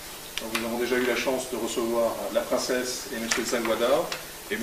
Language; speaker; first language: French; native; French